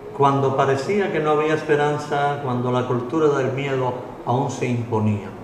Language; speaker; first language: Spanish; native; Spanish